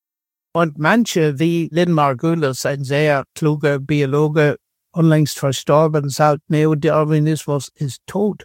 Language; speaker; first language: German; non-native, fluent; English